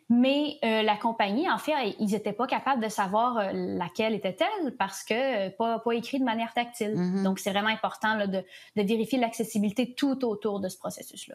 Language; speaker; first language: French; native; French